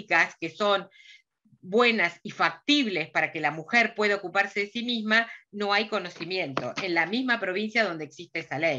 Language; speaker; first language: Spanish; native; Spanish